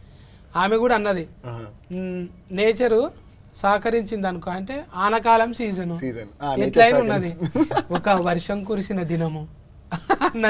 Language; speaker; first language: Telugu; native; Telugu